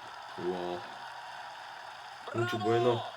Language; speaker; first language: Spanish; non-native, learner; Portuguese